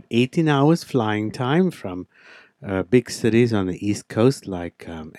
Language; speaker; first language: English; non-native, local second language; Afrikaans